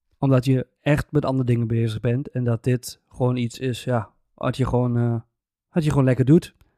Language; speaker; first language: Dutch; native; Dutch